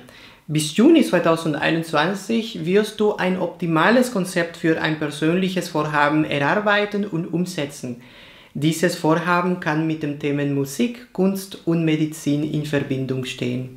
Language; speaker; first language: German; non-native, fluent; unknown